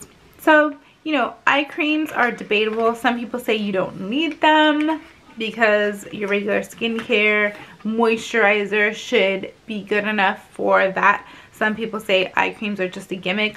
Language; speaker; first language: English; native; English